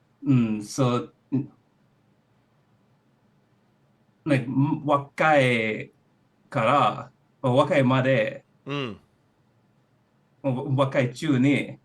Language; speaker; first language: Japanese; non-native, learner; English